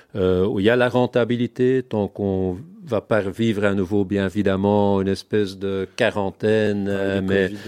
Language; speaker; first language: French; non-native, fluent; Dutch